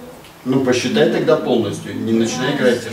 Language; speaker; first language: Russian; native; Russian